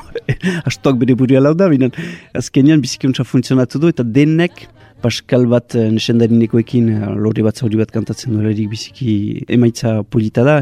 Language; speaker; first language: Basque; native; Basque